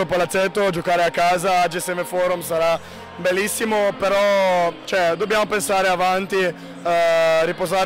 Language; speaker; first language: Italian; non-native, fluent; Slovenian